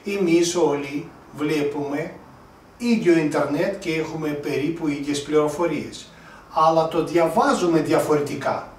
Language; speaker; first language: Greek; non-native, fluent; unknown